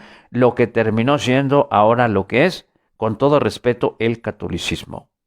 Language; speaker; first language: Spanish; native; Spanish